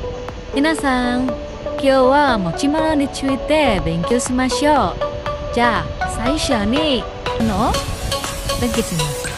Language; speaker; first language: Japanese; non-native, fluent; Indonesian